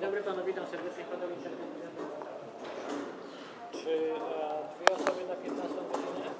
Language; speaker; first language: Polish; native; Polish